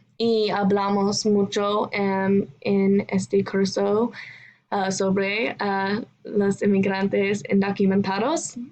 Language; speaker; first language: Spanish; non-native, learner; English